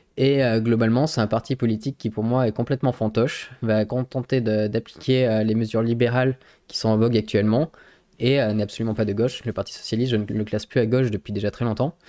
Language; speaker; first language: French; native; French